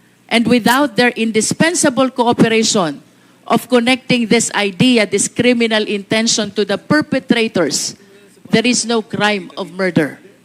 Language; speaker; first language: English; non-native, local second language; Filipino